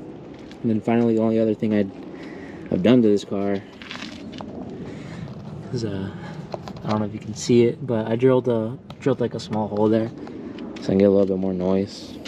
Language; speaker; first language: English; native; English